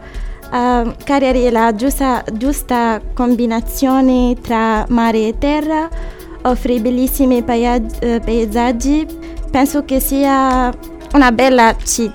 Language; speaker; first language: Italian; non-native, fluent; Arabic